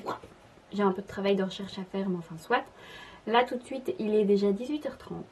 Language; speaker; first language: French; native; French